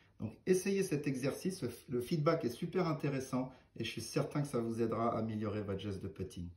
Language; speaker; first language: French; native; French